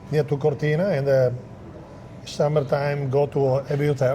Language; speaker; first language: English; non-native, fluent; Italian